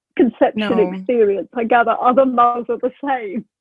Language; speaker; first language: English; native; English